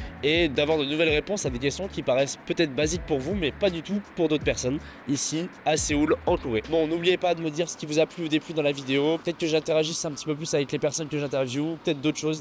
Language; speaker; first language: French; native; French